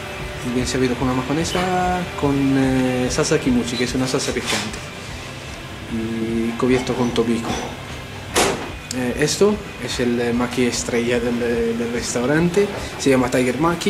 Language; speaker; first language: Spanish; non-native, fluent; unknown